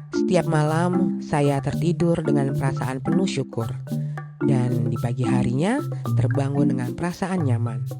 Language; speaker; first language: Indonesian; native; Indonesian